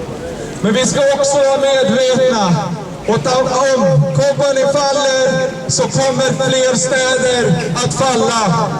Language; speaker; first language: Swedish; native; Swedish